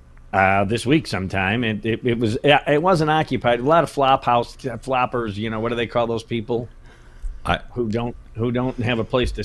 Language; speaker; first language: English; native; English